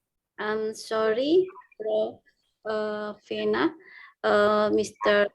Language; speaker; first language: English; non-native, learner; Indonesian